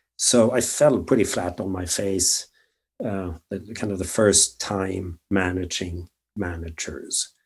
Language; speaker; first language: English; non-native, fluent; Swedish